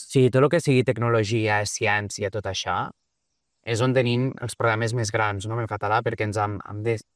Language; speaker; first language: Catalan; early bilingual, other home language; Portuguese